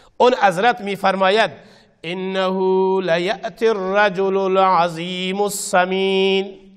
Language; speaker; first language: Persian; non-native, local second language; Baluchi